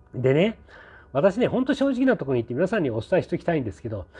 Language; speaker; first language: Japanese; native; Japanese